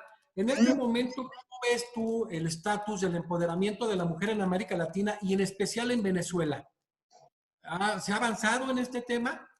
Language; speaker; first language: Spanish; native; Spanish